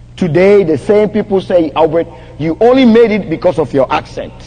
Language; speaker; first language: English; non-native, local second language; Akan